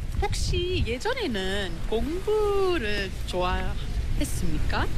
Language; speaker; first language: Korean; non-native, learner; English